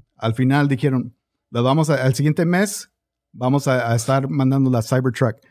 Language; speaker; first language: Spanish; early bilingual, heritage; Spanish